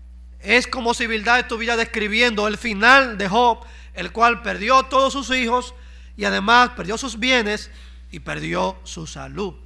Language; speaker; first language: Spanish; native; Spanish